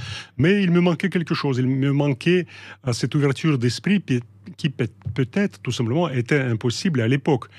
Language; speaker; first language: French; non-native, fluent; Russian